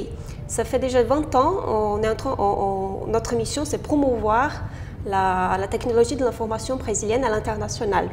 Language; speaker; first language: French; non-native, fluent; Portuguese